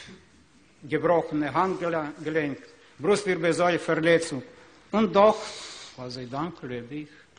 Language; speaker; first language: German; non-native, learner; Ukrainian